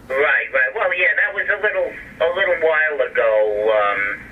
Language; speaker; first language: English; native; English